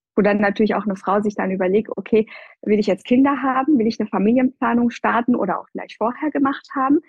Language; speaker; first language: German; non-native, fluent; Persian